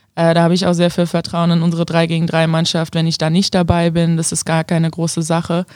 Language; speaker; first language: German; native; German